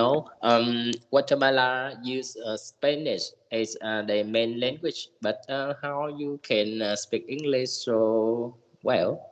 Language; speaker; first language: English; non-native, learner; Vietnamese